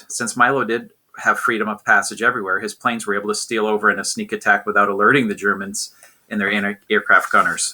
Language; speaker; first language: English; native; English